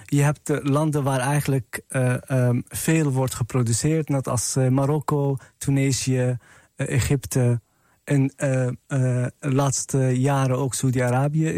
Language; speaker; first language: Dutch; non-native, fluent; Arabic